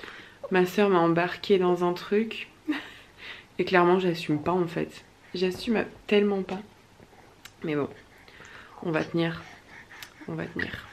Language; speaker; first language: French; native; French